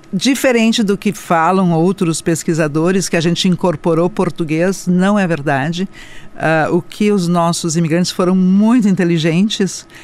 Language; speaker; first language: Portuguese; non-native, local second language; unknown